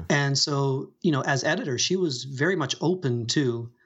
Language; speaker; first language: English; native; English